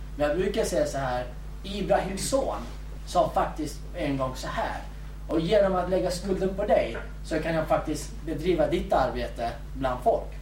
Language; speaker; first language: Swedish; early bilingual, other home language; Kurdish